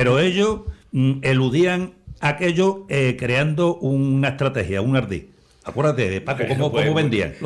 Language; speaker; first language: Spanish; native; Spanish